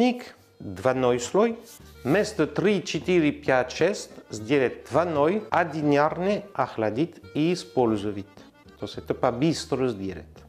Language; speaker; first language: Russian; non-native, learner; French